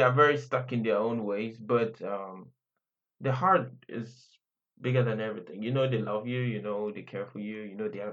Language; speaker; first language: English; non-native, local second language; Akan